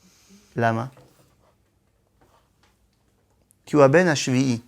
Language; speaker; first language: Hebrew; non-native, fluent; French